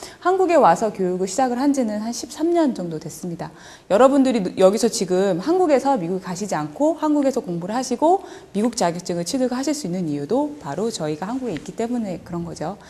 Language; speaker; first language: Korean; early bilingual, heritage; Korean